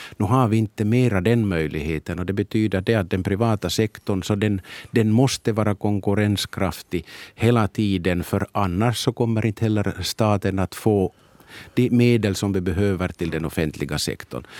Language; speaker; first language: Swedish; native; Swedish